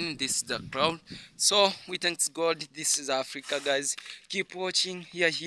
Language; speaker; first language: English; non-native, learner; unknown